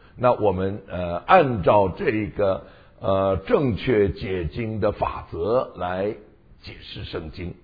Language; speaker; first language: Chinese; native; Chinese